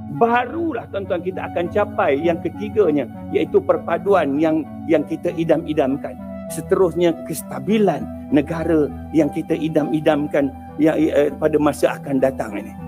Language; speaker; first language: Malay; native; Malay